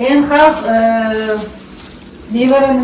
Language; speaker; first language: English; non-native, learner; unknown